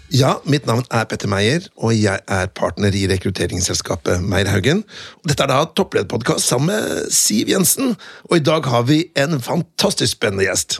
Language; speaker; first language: Norwegian; native; Norwegian